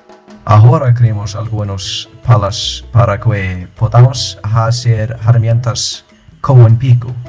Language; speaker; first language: Spanish; non-native, learner; Icelandic